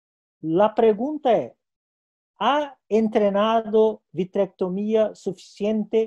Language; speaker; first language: Spanish; non-native, local second language; Portuguese